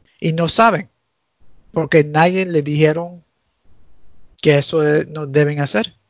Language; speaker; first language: Spanish; early bilingual, heritage; Spanish